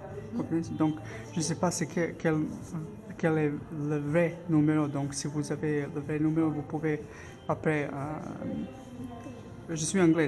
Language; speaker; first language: French; non-native, learner; English